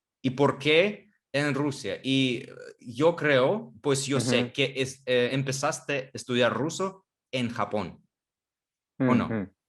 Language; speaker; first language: Spanish; non-native, fluent; Russian